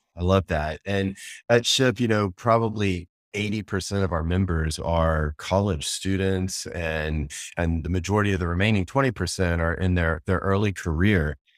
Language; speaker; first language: English; native; English